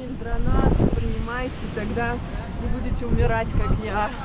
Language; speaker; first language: Russian; native; Russian